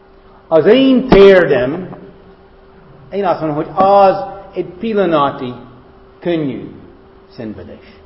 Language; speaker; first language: Hungarian; non-native, fluent; English